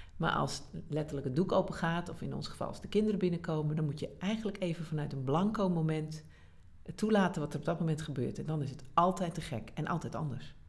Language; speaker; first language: Dutch; native; Dutch